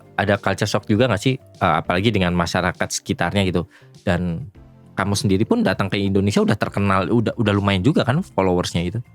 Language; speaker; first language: Indonesian; native; Indonesian